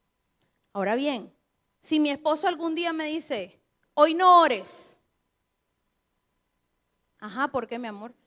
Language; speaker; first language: Spanish; native; Spanish